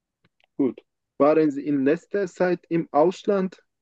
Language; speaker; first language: German; non-native, fluent; Turkish